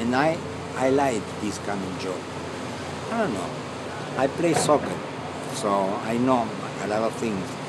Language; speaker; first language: English; non-native, fluent; Spanish